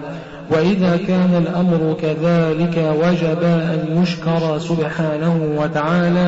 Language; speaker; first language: Arabic; native; Arabic